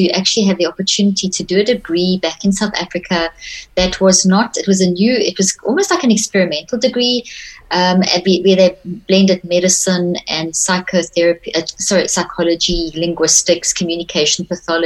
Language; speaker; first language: English; native; English